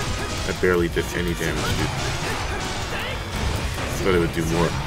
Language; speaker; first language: English; native; English